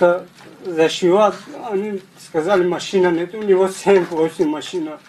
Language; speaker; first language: Russian; non-native, learner; Tajik